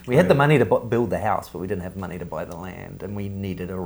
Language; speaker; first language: English; native; English